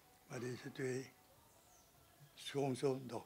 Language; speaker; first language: Dutch; non-native, local second language; Sranan Tongo